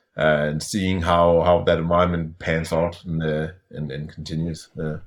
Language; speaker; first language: English; non-native, fluent; Danish